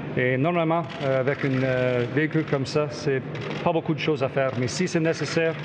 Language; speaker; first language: French; non-native, learner; English